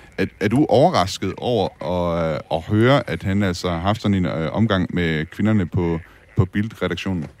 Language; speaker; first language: Danish; native; Danish